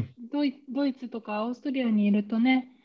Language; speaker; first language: Japanese; non-native, learner; German